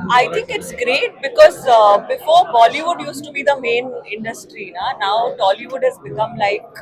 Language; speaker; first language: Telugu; non-native, learner; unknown